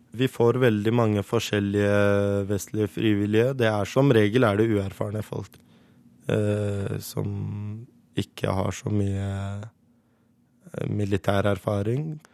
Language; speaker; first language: Norwegian; early bilingual, other home language; Kurdish